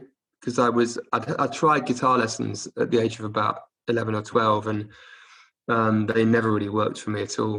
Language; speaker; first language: English; native; English